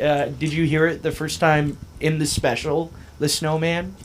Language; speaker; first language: English; native; English